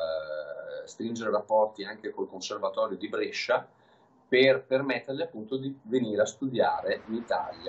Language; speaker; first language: Italian; native; Italian